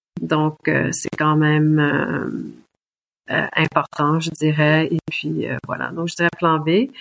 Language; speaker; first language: French; native; French